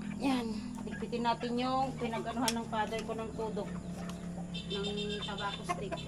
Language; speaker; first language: Filipino; non-native, local second language; Iloko